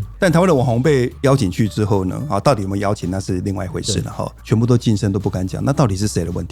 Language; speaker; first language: Chinese; native; Chinese